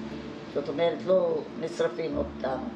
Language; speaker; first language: Hebrew; non-native, fluent; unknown